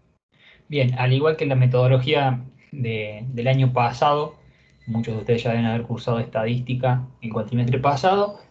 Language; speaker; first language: Spanish; native; Spanish